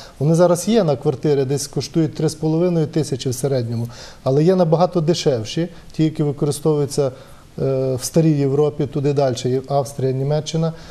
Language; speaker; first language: Ukrainian; native; Ukrainian